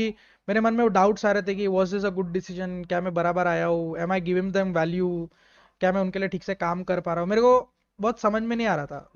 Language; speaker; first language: Hindi; native; Hindi